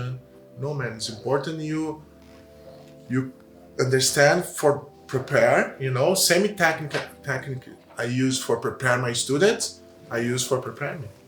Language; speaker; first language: English; non-native, learner; Portuguese